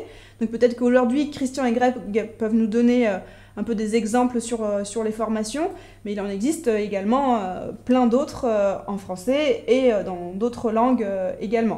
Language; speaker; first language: French; native; French